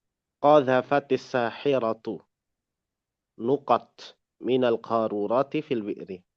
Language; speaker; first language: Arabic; non-native, fluent; Indonesian